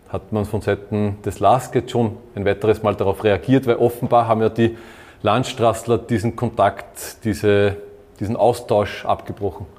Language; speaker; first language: German; native; German